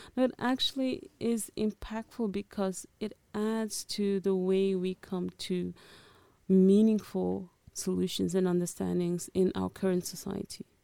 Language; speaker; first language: English; early bilingual, other home language; Portuguese